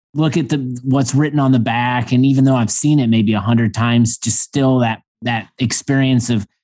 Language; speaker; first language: English; native; English